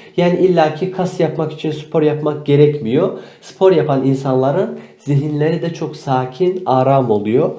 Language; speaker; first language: Turkish; native; Turkish